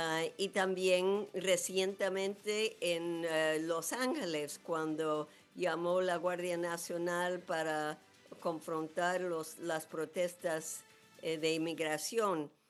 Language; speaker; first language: Spanish; non-native, fluent; English